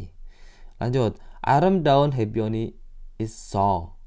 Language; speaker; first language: Korean; non-native, fluent; Indonesian